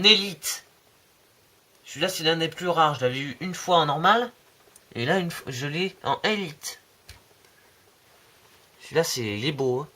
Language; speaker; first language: French; native; French